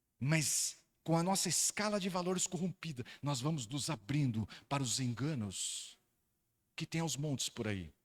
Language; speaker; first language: Portuguese; native; Portuguese